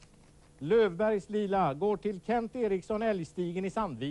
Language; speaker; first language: Swedish; native; Swedish